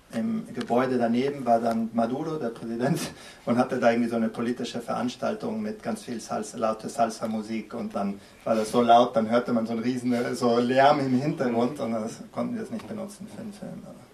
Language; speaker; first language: German; early bilingual, other home language; Spanish